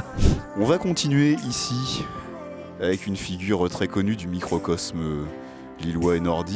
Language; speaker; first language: French; native; French